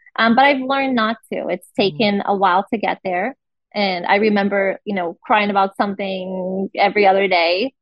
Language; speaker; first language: English; non-native, fluent; Portuguese